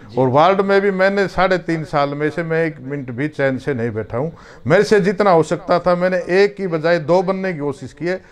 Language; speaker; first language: Hindi; native; Hindi